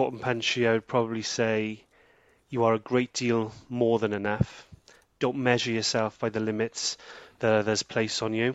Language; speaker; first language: English; native; English